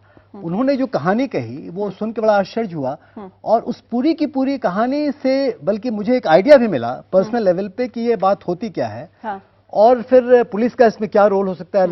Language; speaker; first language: Hindi; native; Hindi